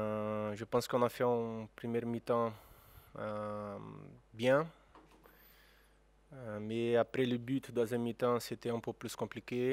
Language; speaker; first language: French; non-native, fluent; Portuguese